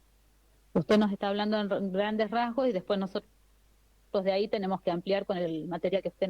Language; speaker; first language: Spanish; native; Spanish